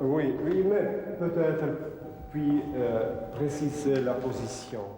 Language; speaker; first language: French; non-native, fluent; Czech